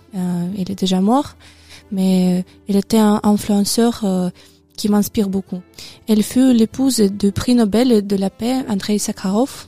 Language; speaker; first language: French; non-native, learner; Russian